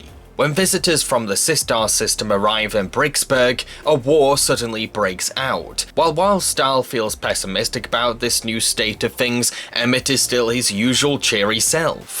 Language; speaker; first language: English; native; English